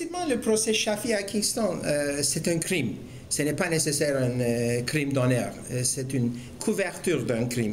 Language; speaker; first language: French; non-native, fluent; Turkish